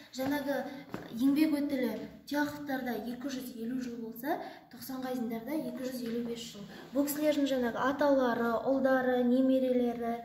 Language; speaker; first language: Kazakh; native; Kazakh